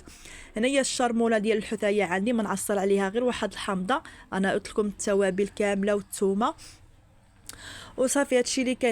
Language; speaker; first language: Arabic; native; Arabic